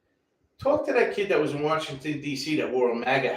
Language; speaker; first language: English; native; English